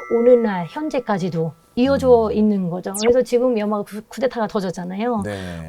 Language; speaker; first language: Korean; non-native, fluent; Burmese